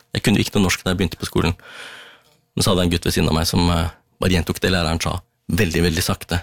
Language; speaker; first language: Norwegian; early bilingual, other home language; Tamil